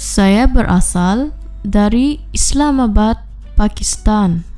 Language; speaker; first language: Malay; non-native, fluent; Urdu